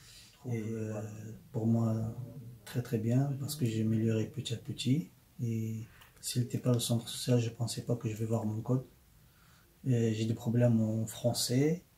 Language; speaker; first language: French; non-native, learner; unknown